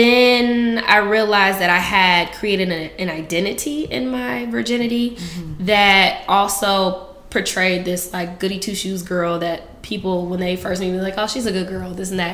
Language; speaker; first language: English; native; English